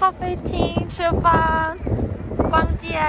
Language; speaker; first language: Chinese; non-native, learner; Korean